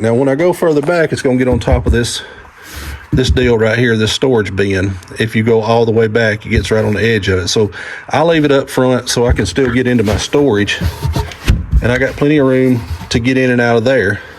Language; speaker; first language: English; native; English